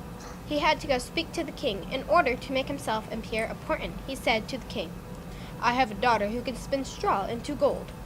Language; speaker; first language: English; native; English